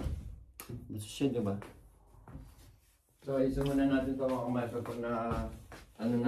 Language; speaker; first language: Filipino; native; Filipino